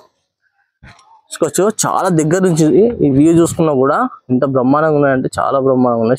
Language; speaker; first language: Telugu; native; Telugu